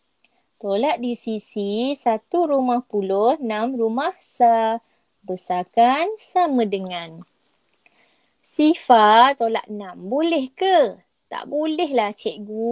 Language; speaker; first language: Malay; native; Malay